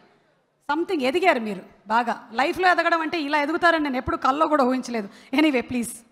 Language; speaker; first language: Telugu; native; Telugu